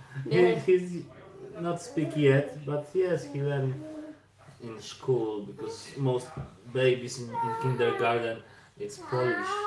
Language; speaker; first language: English; non-native, learner; Polish